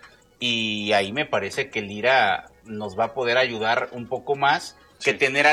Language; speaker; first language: Spanish; native; Spanish